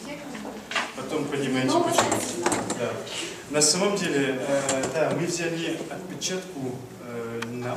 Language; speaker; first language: Russian; non-native, learner; French